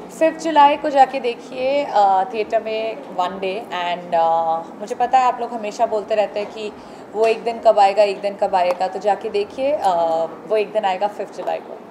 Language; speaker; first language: Hindi; native; Hindi